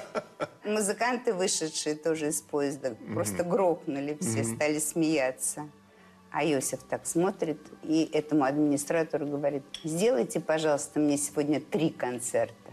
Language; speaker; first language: Russian; native; Russian